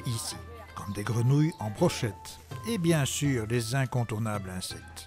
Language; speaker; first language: French; native; French